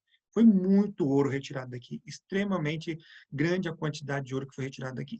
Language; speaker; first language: Portuguese; native; Portuguese